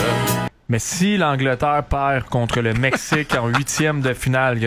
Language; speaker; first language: French; native; French